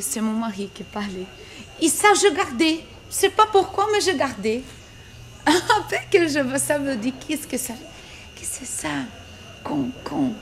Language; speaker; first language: French; non-native, learner; Portuguese